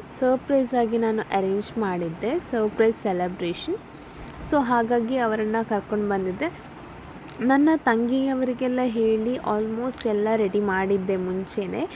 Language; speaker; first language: Kannada; non-native, local second language; Tulu